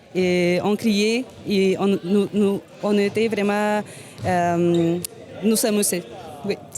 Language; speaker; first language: French; non-native, learner; Spanish